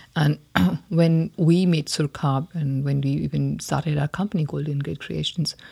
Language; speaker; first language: English; non-native, local second language; Hindi